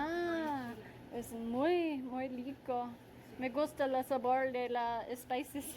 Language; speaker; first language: Spanish; non-native, learner; English